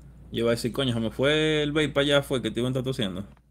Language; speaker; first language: Spanish; early bilingual, heritage; Spanish